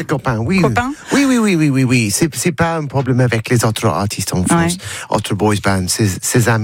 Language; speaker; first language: French; non-native, learner; English